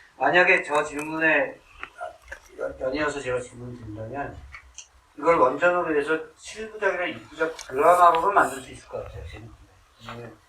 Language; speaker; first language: Korean; native; Korean